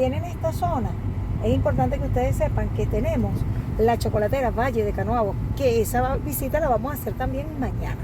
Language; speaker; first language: Spanish; native; Spanish